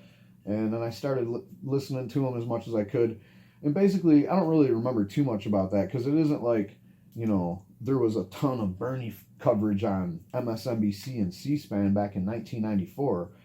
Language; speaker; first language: English; native; English